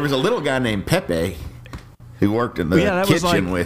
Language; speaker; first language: English; native; English